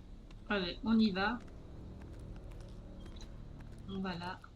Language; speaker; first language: French; native; French